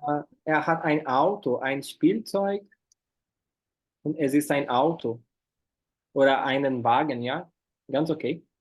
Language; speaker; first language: German; non-native, fluent; Portuguese